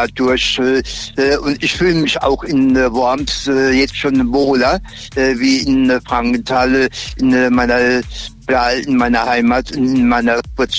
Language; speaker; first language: German; native; German